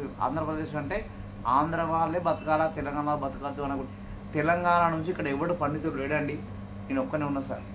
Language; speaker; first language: Telugu; native; Telugu